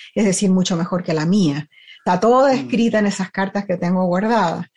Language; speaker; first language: Spanish; native; Spanish